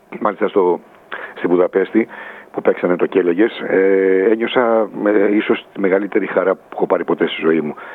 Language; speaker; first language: Greek; native; Greek